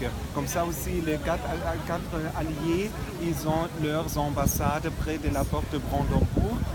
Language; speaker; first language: French; non-native, fluent; German